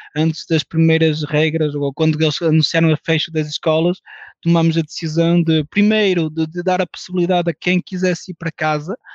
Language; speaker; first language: Portuguese; early bilingual, heritage; French